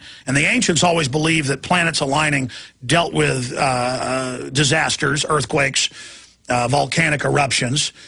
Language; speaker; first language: English; native; English